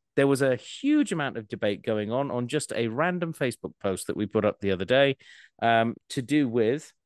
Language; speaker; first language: English; native; English